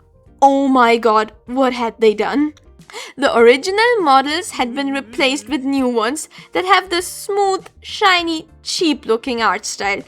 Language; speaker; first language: English; native; English